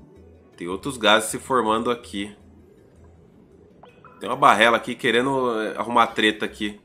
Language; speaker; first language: Portuguese; native; Portuguese